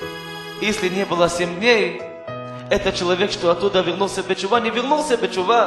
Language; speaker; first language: Russian; non-native, learner; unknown